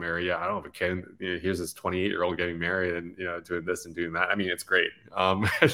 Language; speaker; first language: English; native; English